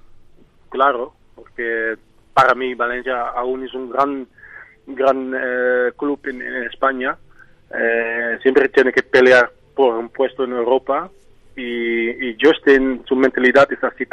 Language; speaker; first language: Spanish; non-native, fluent; Dutch